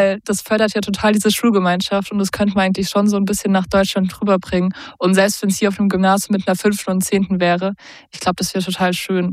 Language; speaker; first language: German; native; German